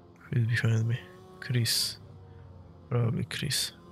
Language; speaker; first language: English; non-native, fluent; Slovenian